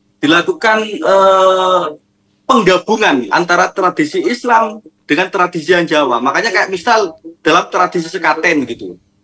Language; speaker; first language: Indonesian; non-native, local second language; Madurese